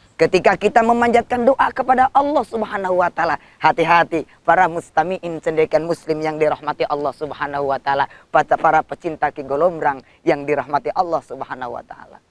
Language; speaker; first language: Indonesian; non-native, local second language; Sundanese